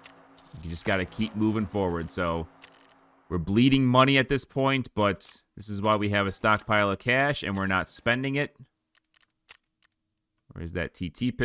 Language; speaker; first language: English; native; English